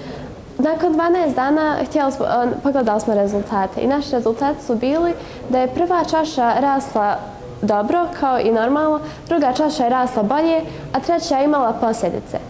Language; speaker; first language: Bosnian; native; Bosnian